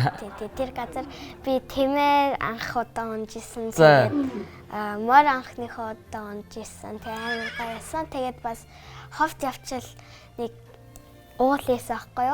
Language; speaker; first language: Mongolian; early bilingual, heritage; Mongolian